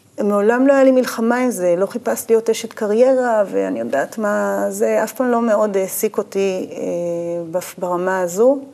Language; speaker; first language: Hebrew; native; Hebrew